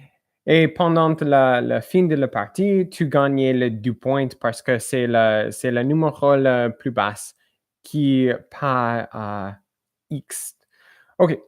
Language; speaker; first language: French; non-native, learner; English